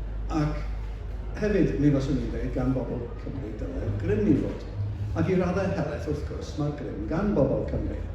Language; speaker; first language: Welsh; native; Welsh